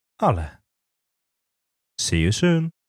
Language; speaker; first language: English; non-native, fluent; Polish